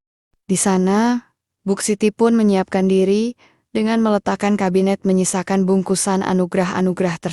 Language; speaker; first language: Indonesian; native; Indonesian